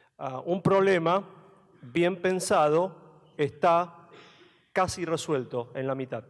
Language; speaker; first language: Spanish; native; Spanish